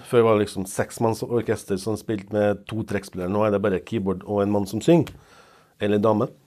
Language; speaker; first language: Norwegian; non-native, fluent; Serbian